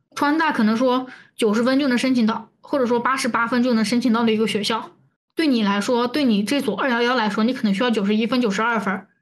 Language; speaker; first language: Chinese; native; Chinese